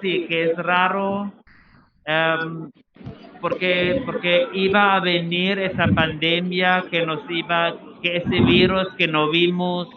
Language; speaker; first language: Spanish; non-native, fluent; German